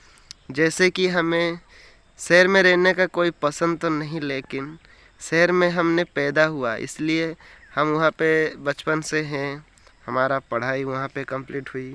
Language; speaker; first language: Hindi; non-native, local second language; Odia